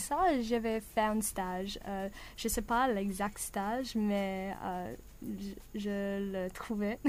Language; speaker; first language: French; non-native, learner; English